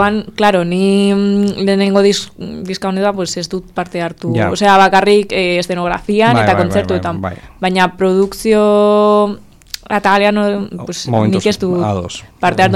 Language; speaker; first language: Basque; non-native, local second language; Spanish